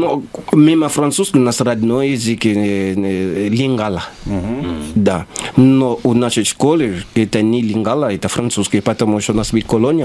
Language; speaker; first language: Russian; non-native, learner; Lingala